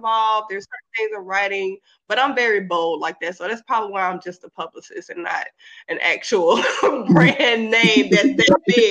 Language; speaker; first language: English; native; English